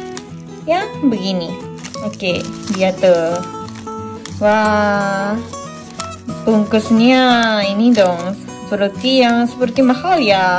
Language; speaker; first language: Indonesian; non-native, fluent; Japanese